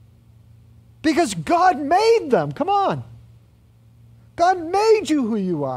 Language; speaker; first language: English; native; English